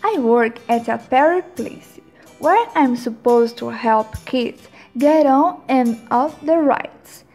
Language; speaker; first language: English; non-native, learner; Portuguese